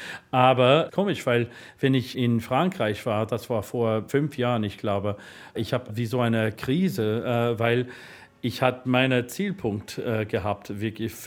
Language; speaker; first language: German; non-native, fluent; English